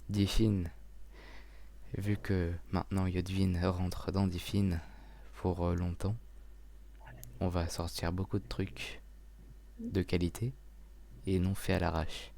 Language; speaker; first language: French; native; French